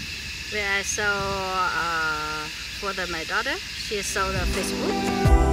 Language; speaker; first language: English; non-native, learner; Hmong